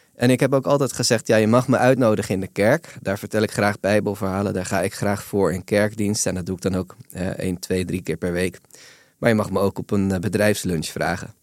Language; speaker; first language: Dutch; native; Dutch